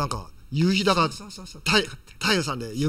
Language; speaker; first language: Japanese; native; Japanese